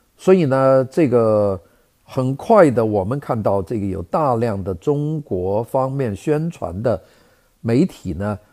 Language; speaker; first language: Chinese; native; Chinese